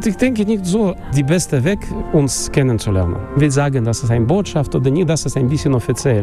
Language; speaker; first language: German; non-native, learner; Russian